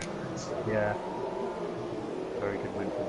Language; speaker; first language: English; native; English